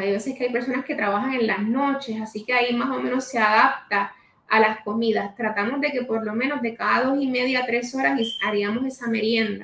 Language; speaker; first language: Spanish; native; Spanish